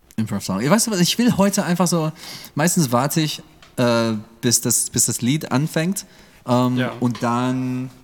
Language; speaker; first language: German; non-native, fluent; English